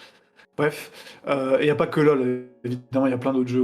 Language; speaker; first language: French; native; French